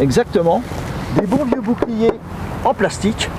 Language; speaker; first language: French; native; French